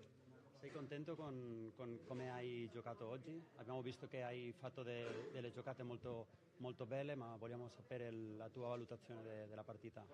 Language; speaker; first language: Italian; non-native, fluent; Spanish